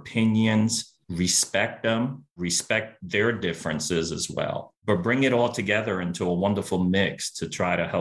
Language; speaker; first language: English; early bilingual, other home language; Spanish